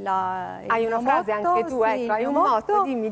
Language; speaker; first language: Italian; native; Italian